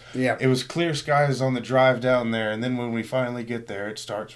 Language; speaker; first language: English; native; English